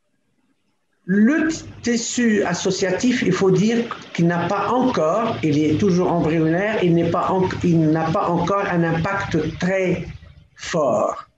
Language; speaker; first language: French; non-native, local second language; Arabic